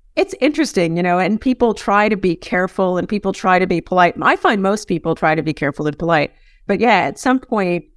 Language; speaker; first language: English; native; English